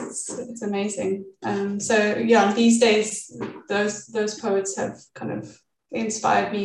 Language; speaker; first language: English; native; English